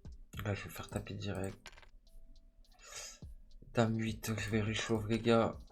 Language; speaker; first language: French; native; French